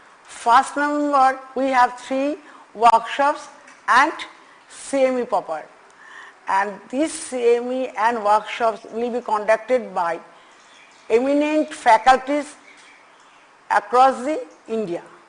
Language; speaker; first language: English; non-native, local second language; Bangla